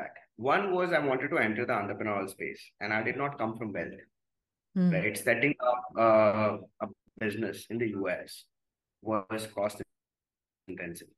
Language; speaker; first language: English; non-native, local second language; Gujarati